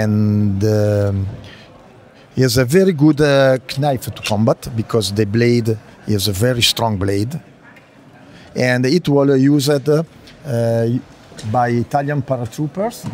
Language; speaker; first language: English; non-native, learner; Italian